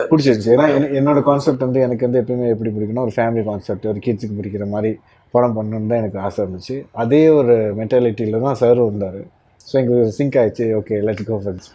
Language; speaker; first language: Tamil; native; Tamil